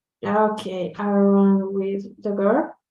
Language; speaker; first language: English; non-native, learner; Spanish